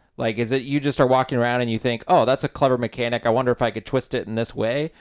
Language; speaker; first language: English; native; English